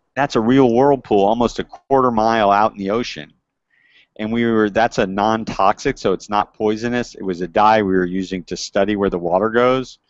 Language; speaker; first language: English; native; English